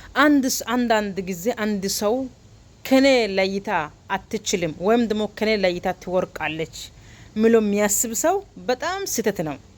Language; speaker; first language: Amharic; non-native, local second language; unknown